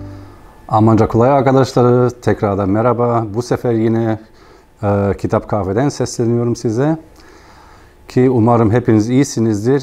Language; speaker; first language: Turkish; non-native, fluent; German